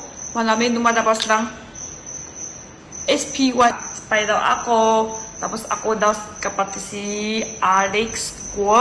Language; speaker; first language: Filipino; non-native, learner; Chinese